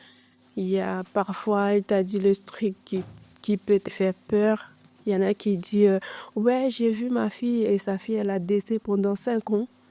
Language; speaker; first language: French; non-native, learner; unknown